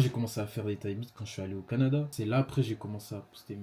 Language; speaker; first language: French; native; French